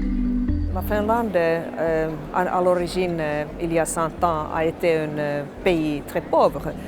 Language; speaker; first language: French; non-native, fluent; Finnish